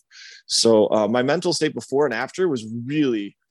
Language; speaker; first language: English; native; English